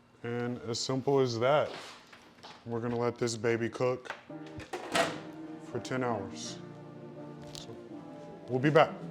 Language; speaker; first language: English; native; English